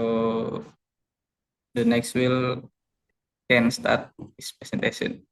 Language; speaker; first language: English; non-native, learner; Indonesian